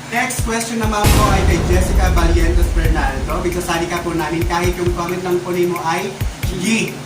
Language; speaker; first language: Filipino; non-native, local second language; Waray